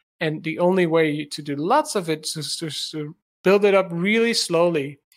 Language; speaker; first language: English; non-native, fluent; Dutch